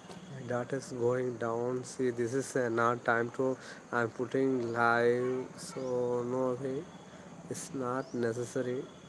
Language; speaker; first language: English; non-native, local second language; Tamil